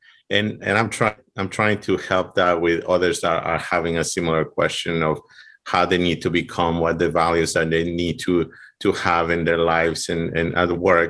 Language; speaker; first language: English; non-native, fluent; Spanish